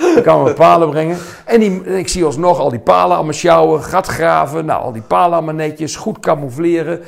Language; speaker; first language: Dutch; native; Dutch